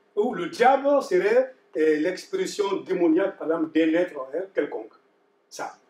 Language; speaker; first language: French; non-native, local second language; Bambara